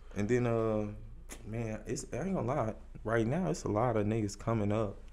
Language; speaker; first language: English; native; English